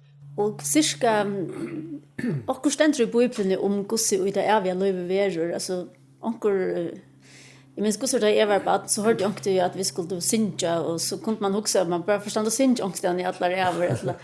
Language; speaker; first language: Danish; non-native, local second language; Faroese